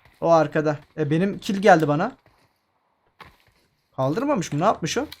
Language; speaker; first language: Turkish; native; Turkish